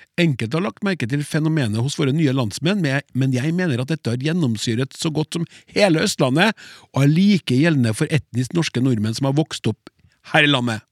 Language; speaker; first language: Norwegian; native; Norwegian